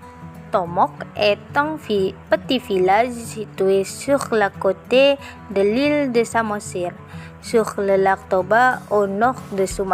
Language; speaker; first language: French; non-native, learner; Indonesian